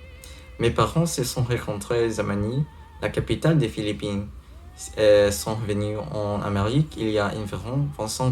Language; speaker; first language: French; non-native, learner; English